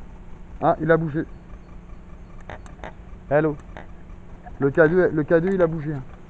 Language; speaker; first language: French; native; French